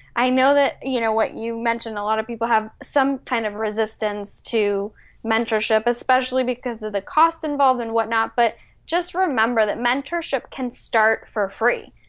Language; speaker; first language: English; early bilingual, other home language; Spanish